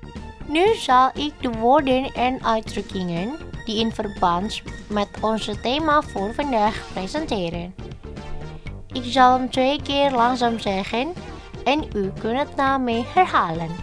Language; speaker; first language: Dutch; non-native, fluent; Indonesian